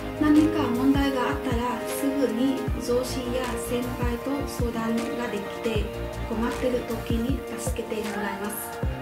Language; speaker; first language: Japanese; non-native, fluent; Vietnamese